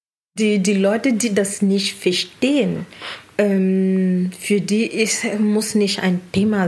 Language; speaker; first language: German; non-native, learner; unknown